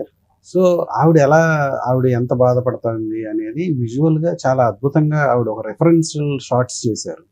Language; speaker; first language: Telugu; native; Telugu